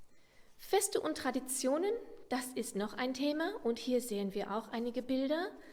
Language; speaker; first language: German; non-native, fluent; English